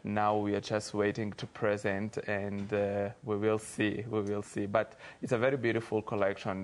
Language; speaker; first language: English; non-native, fluent; Portuguese